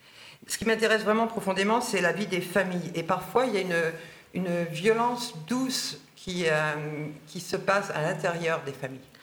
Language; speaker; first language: French; native; French